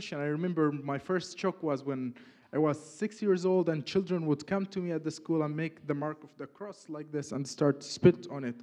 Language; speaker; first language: English; non-native, fluent; Arabic